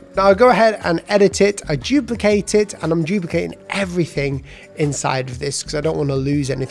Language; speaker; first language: English; native; English